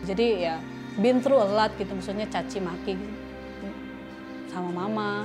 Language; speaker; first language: Indonesian; native; Indonesian